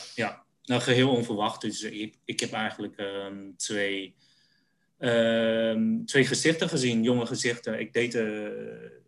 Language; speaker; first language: Dutch; early bilingual, other home language; Cantonese